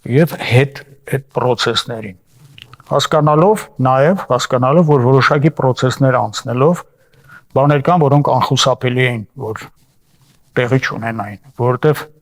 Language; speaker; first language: Armenian; native; Armenian